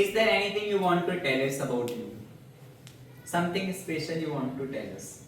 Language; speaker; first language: English; non-native, fluent; Hindi